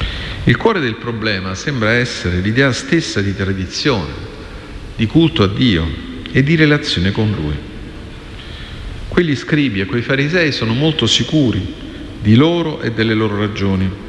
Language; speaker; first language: Italian; native; Italian